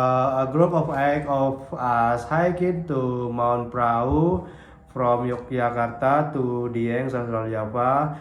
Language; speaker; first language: English; non-native, learner; Indonesian